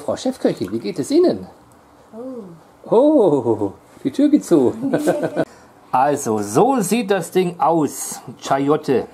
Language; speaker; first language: German; native; German